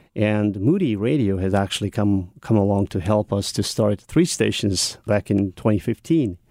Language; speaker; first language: English; non-native, fluent; Mongolian